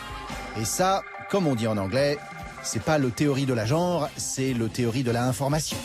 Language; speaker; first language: French; native; French